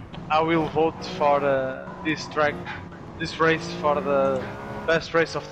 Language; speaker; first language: English; non-native, fluent; Portuguese